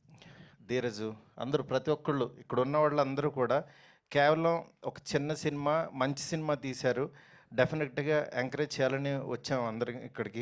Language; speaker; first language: Telugu; native; Telugu